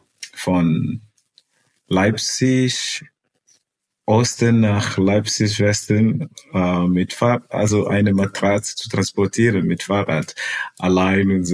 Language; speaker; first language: German; non-native, fluent; Portuguese